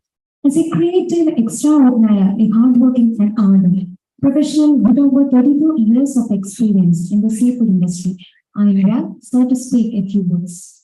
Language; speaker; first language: English; non-native, local second language; Malayalam